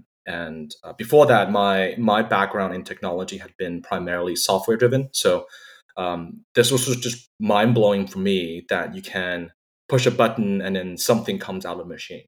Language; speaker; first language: English; native; English